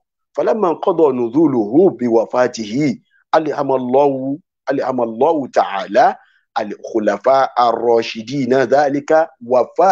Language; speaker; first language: Arabic; non-native, fluent; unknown